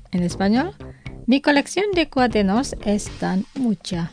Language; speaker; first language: Spanish; non-native, fluent; Indonesian